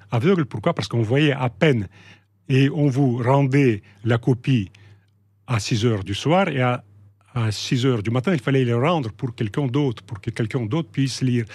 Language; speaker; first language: French; non-native, fluent; Russian